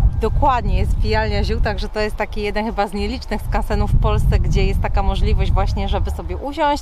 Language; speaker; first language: Polish; native; Polish